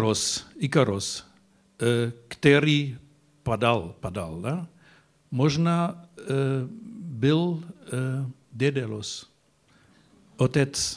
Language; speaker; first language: Czech; non-native, learner; Dutch